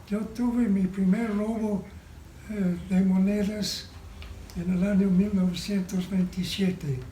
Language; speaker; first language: Spanish; non-native, fluent; English